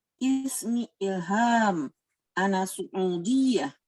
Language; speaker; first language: Arabic; non-native, learner; Indonesian